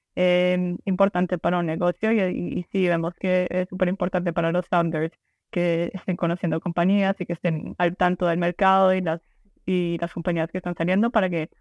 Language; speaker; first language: Spanish; early bilingual, heritage; Spanish